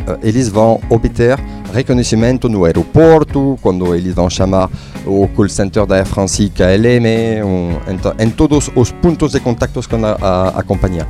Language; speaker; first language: Portuguese; non-native, fluent; French